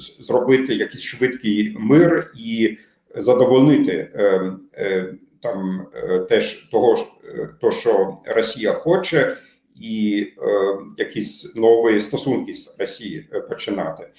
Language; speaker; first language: Ukrainian; non-native, fluent; German